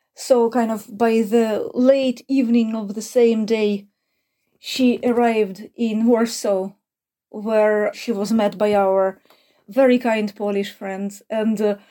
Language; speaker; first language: English; non-native, fluent; Ukrainian